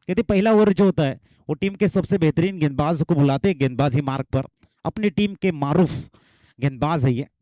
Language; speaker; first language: Hindi; non-native, local second language; Marathi